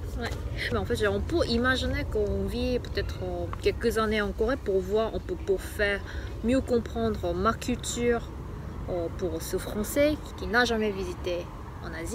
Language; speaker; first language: French; non-native, fluent; Korean